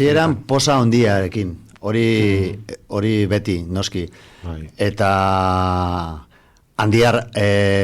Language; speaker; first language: Basque; non-native, local second language; Spanish